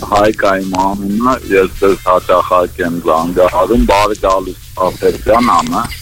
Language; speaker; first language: Armenian; native; Armenian